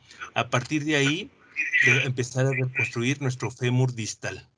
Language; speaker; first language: Spanish; native; Spanish